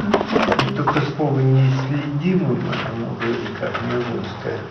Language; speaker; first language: Russian; native; Russian